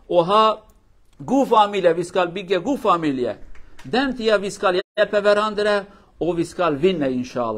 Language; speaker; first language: Swedish; non-native, learner; Kurdish